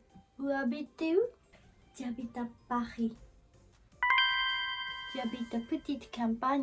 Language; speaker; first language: French; non-native, learner; Japanese